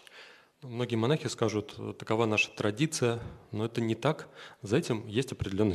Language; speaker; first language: Russian; native; Russian